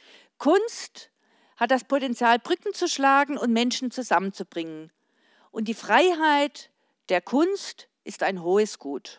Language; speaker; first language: German; native; German